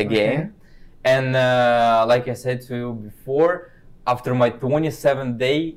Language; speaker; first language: English; non-native, fluent; Kazakh